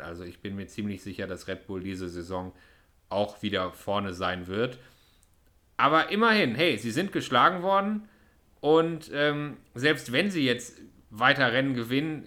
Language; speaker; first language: German; native; German